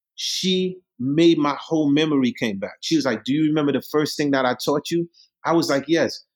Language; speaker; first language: English; early bilingual, other home language; Haitian Creole